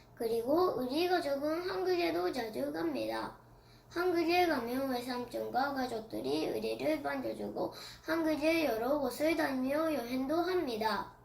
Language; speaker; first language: Korean; early bilingual, heritage; Korean